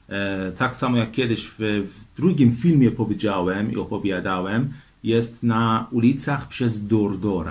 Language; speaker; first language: Polish; non-native, fluent; Persian